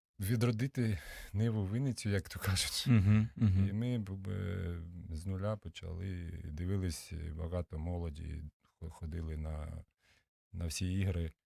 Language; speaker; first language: Ukrainian; non-native, local second language; Russian